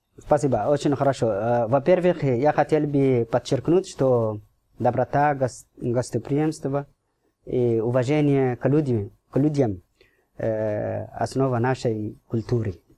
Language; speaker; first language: Russian; non-native, fluent; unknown